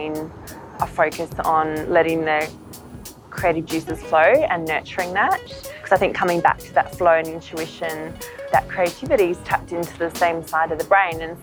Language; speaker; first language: English; native; English